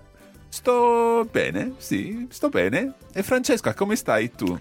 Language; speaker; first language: Italian; non-native, fluent; English